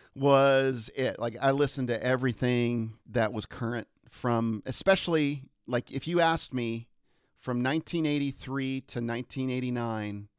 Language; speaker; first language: English; early bilingual, other home language; German